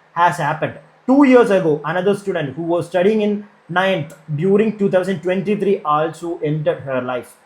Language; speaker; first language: English; non-native, local second language; Malayalam